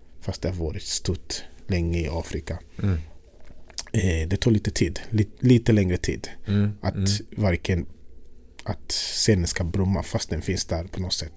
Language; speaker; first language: Swedish; non-native, fluent; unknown